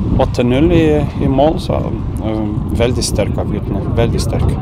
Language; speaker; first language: Norwegian; non-native, fluent; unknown